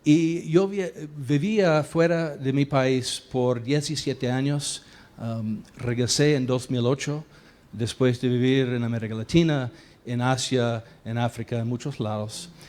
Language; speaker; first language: Spanish; non-native, fluent; English